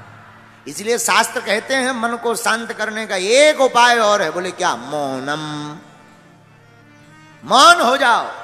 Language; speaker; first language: Hindi; native; Hindi